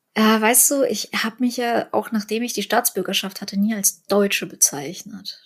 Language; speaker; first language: German; early bilingual, other home language; Russian